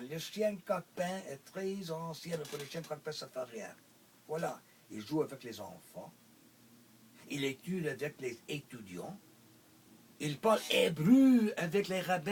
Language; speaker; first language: French; non-native, local second language; English